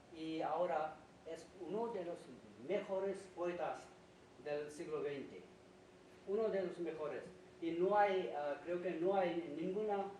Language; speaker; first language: Spanish; non-native, fluent; Hindi